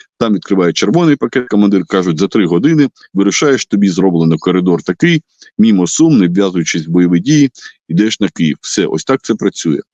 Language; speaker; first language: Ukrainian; non-native, local second language; Russian